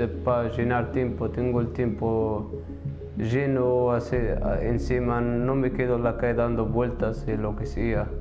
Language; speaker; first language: Spanish; non-native, learner; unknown